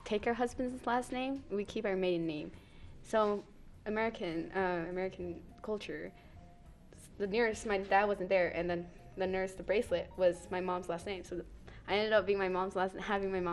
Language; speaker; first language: English; early bilingual, other home language; Vietnamese